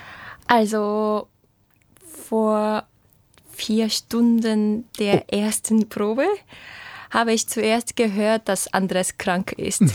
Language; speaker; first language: German; non-native, fluent; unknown